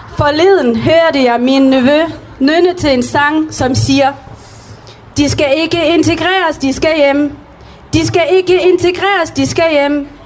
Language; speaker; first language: Danish; early bilingual, other home language; Arabic